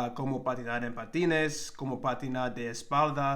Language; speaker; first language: Spanish; non-native, learner; English